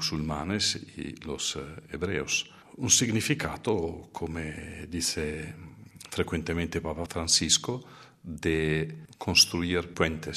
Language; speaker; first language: Spanish; non-native, fluent; Italian